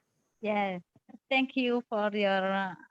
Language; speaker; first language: English; non-native, learner; Indonesian